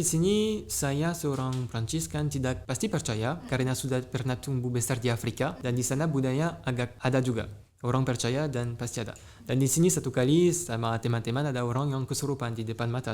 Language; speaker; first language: Indonesian; non-native, fluent; French